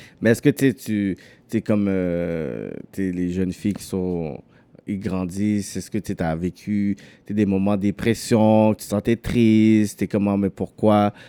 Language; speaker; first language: French; native; French